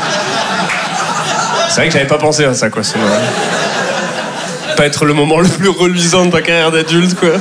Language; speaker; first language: French; native; French